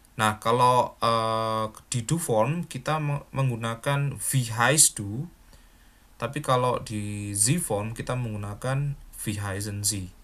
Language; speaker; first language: Indonesian; native; Indonesian